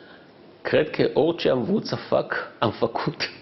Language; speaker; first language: Romanian; non-native, fluent; Hebrew